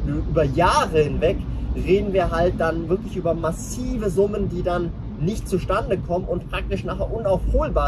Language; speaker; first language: German; native; German